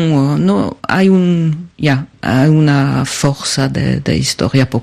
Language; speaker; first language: Spanish; non-native, fluent; French